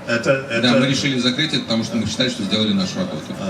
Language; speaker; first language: Russian; native; Russian